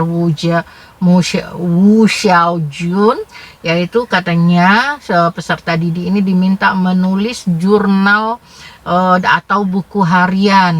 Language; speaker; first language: Indonesian; native; Indonesian